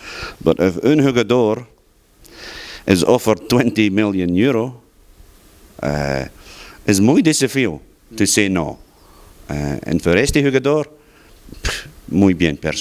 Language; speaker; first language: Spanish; non-native, learner; English